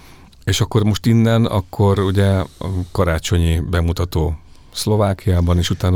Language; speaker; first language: Hungarian; native; Hungarian